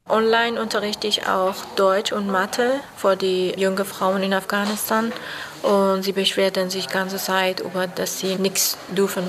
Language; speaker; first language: German; non-native, fluent; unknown